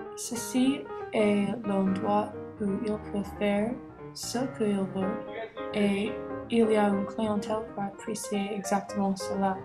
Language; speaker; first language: French; non-native, learner; English